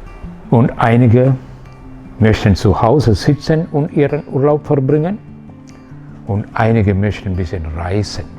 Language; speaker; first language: German; non-native, fluent; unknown